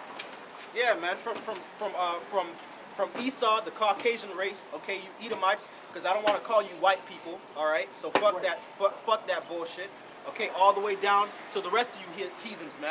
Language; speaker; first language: English; native; English